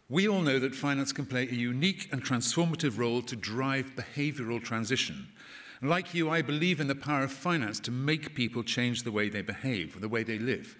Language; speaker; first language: English; native; English